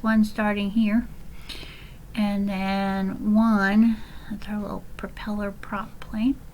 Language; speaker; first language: English; native; English